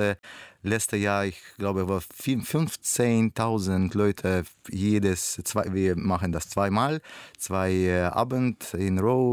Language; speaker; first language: German; non-native, learner; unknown